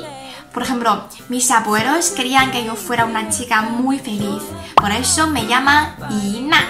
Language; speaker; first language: Spanish; non-native, fluent; Chinese